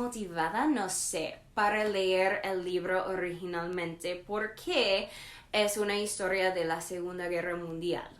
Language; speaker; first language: Spanish; non-native, learner; English